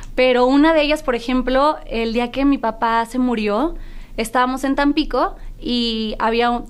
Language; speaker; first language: Spanish; native; Spanish